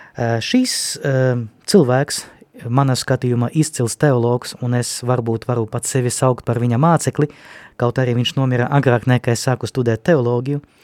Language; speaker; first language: Latvian; non-native, local second language; Russian